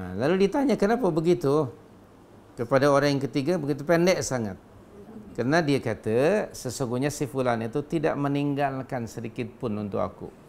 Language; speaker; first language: Malay; non-native, local second language; Sundanese